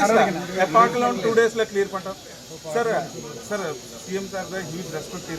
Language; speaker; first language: Tamil; non-native, local second language; Telugu